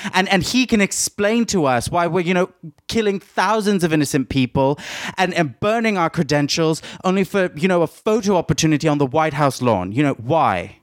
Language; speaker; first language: English; native; English